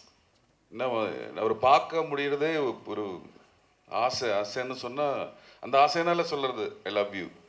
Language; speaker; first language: Tamil; native; Tamil